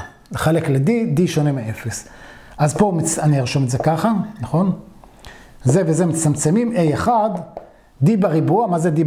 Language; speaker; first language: Hebrew; native; Hebrew